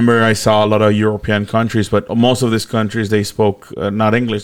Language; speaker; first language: English; non-native, fluent; Spanish